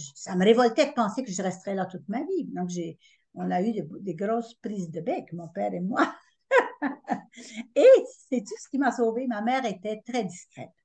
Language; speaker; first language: French; native; French